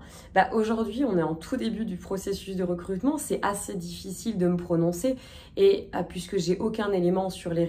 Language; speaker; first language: French; native; French